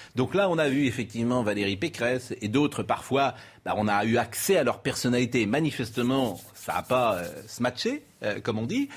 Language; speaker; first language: French; native; French